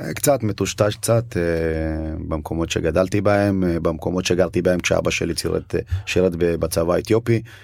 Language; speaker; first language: Hebrew; early bilingual, other home language; Amharic